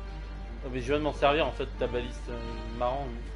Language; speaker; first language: French; native; French